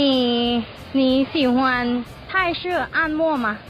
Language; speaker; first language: Chinese; non-native, learner; Thai